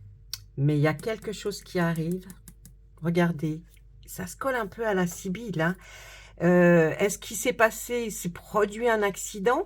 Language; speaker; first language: French; native; French